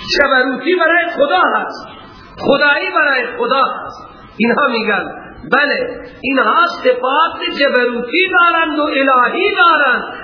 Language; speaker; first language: Persian; non-native, local second language; Baluchi